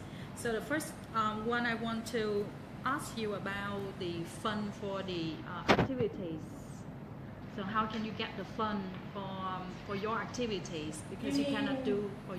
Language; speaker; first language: English; non-native, fluent; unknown